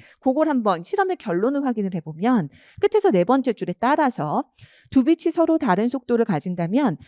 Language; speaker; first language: Korean; native; Korean